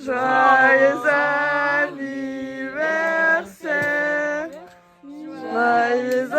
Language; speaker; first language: French; native; French